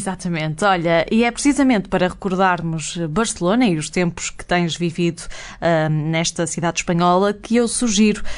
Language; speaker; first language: Portuguese; native; Portuguese